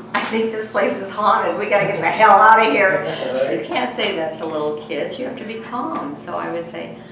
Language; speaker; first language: English; native; English